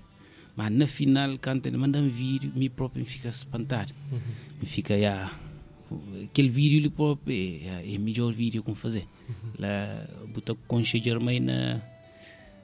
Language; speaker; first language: Portuguese; non-native, local second language; Kabuverdianu